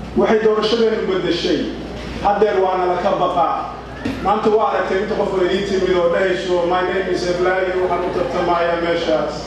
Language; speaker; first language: Somali; early bilingual, heritage; Somali